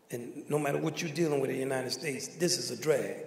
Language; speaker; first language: English; native; English